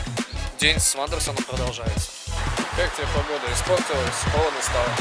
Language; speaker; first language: Russian; native; Russian